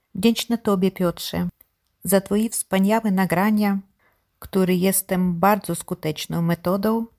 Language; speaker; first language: Polish; non-native, learner; Ukrainian